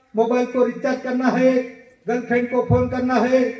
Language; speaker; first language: Hindi; non-native, local second language; Marathi